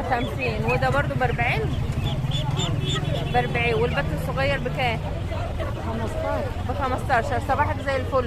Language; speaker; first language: Arabic; native; Arabic